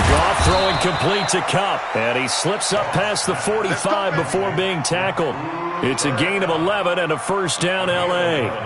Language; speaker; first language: English; native; English